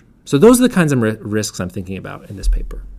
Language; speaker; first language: English; native; English